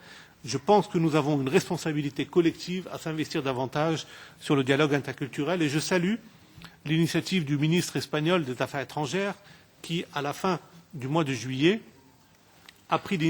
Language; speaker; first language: French; non-native, local second language; Arabic